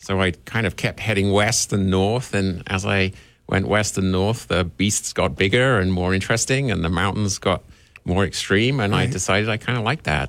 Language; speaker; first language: English; native; English